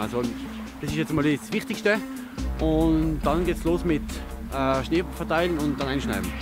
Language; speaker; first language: German; native; German